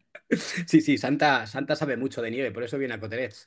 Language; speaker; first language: Spanish; native; Spanish